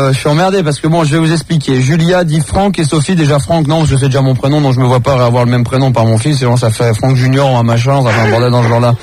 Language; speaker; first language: French; native; French